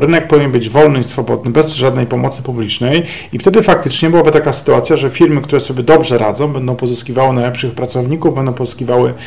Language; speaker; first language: Polish; native; Polish